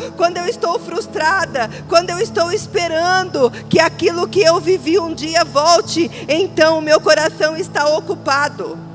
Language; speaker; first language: Portuguese; native; Portuguese